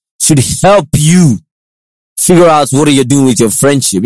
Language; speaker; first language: English; non-native, local second language; Yoruba